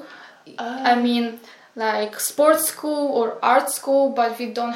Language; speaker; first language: English; non-native, fluent; Ukrainian